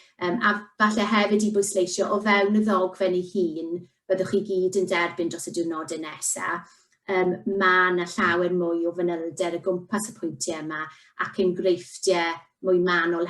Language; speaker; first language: Welsh; native; Welsh